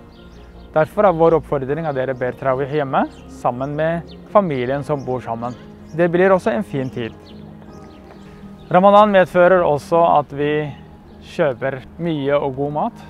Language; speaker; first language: Norwegian; early bilingual, other home language; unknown